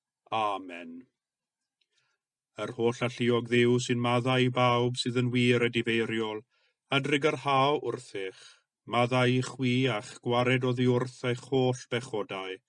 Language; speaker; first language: Welsh; native; Welsh